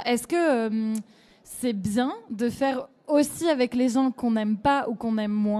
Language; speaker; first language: French; native; French